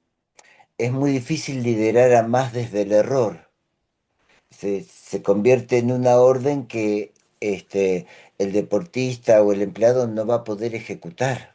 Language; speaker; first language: Spanish; native; Spanish